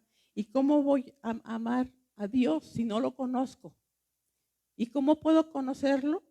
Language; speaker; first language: Spanish; native; Spanish